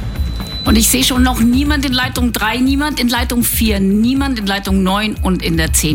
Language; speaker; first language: German; native; German